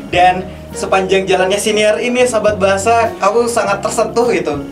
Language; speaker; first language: Indonesian; native; Indonesian